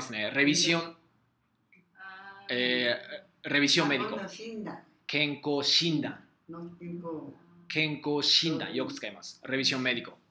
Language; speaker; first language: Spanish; non-native, fluent; Japanese